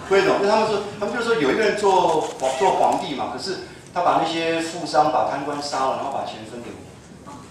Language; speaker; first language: Chinese; native; Chinese